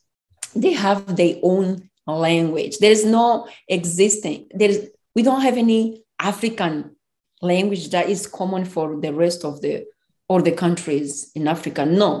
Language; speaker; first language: English; non-native, local second language; Kinyarwanda